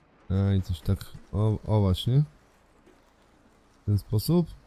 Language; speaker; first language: Polish; native; Polish